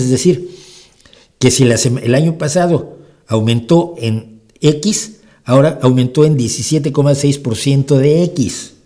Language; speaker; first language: Spanish; native; Spanish